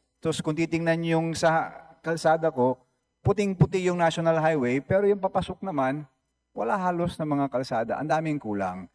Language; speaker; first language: Filipino; non-native, local second language; Cebuano